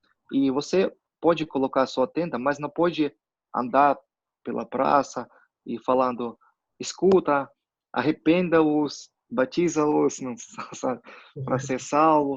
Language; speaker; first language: Portuguese; non-native, fluent; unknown